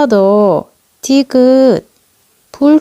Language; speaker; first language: Korean; non-native, fluent; Turkish